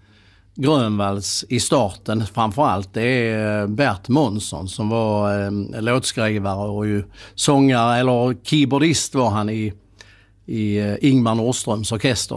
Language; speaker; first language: Swedish; native; Swedish